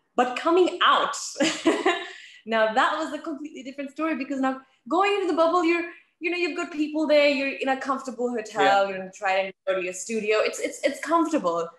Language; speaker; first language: English; native; English